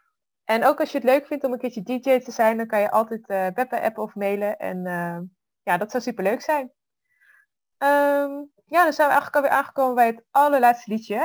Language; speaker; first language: Dutch; native; Dutch